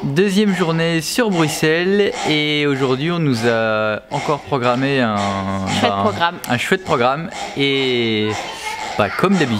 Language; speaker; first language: French; native; French